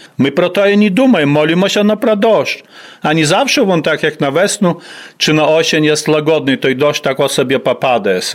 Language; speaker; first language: Ukrainian; native; Ukrainian